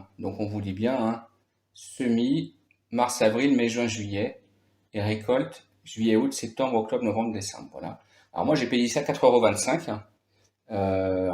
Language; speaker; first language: French; native; French